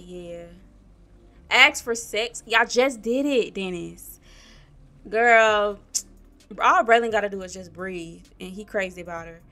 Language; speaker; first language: English; native; English